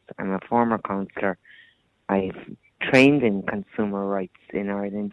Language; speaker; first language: English; native; English